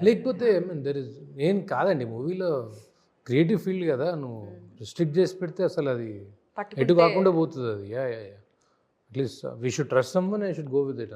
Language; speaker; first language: Telugu; native; Telugu